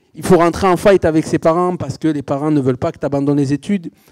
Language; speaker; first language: French; native; French